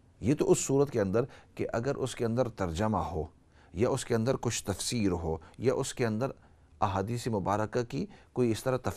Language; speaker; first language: Urdu; native; Urdu